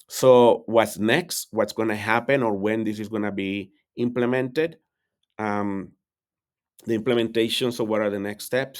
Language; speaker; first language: English; non-native, fluent; Spanish